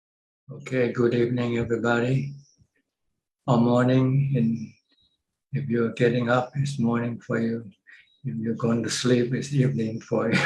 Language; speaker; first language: English; non-native, fluent; Thai